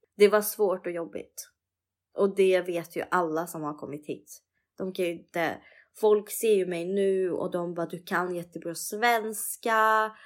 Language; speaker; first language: Swedish; early bilingual, other home language; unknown